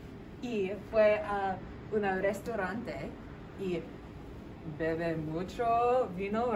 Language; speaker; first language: Spanish; non-native, learner; English